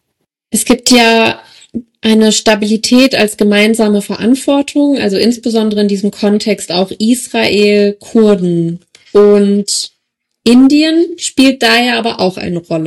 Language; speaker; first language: German; native; German